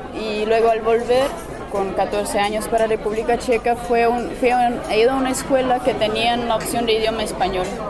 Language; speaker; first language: Spanish; non-native, fluent; Czech